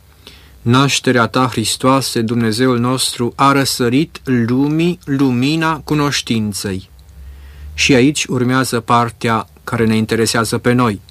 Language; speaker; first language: Romanian; native; Romanian